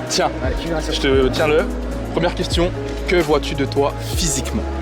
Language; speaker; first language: French; native; French